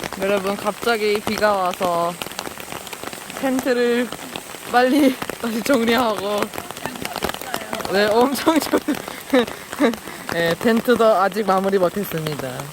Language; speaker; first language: Korean; non-native, learner; Turkish